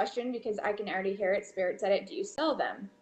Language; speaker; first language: English; native; English